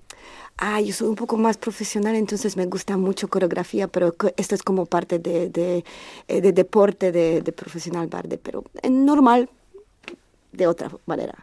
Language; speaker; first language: Spanish; non-native, learner; Polish